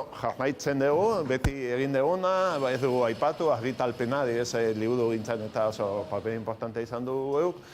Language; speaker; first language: Basque; non-native, local second language; Spanish